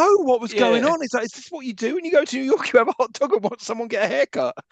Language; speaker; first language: English; native; English